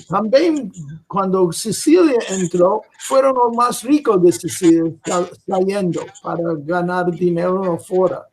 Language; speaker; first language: Spanish; non-native, fluent; English